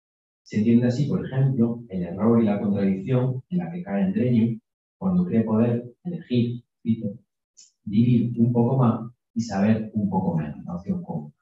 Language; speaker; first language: Spanish; native; Spanish